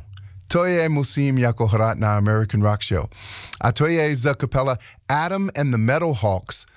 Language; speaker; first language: Czech; non-native, learner; English